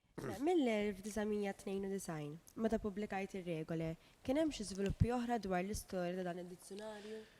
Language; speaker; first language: Maltese; native; Maltese